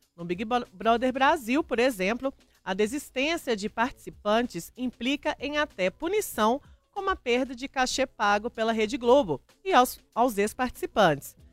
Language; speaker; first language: Portuguese; native; Portuguese